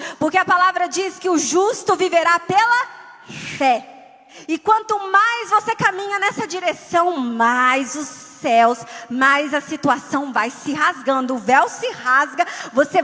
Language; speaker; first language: Portuguese; native; Portuguese